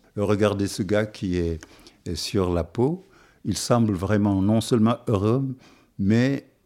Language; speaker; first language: French; non-native, local second language; Wolof